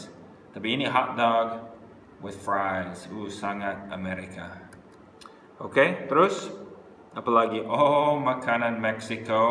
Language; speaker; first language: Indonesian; non-native, fluent; English